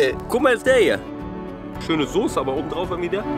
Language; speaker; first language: German; native; German